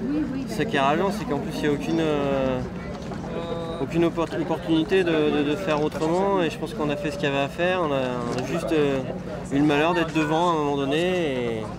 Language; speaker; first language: French; native; French